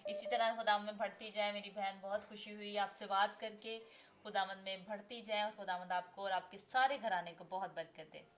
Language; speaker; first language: Urdu; non-native, local second language; Punjabi